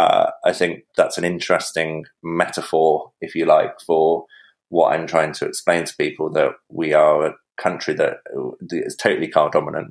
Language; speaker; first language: English; native; English